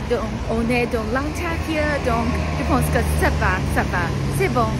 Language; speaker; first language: French; non-native, learner; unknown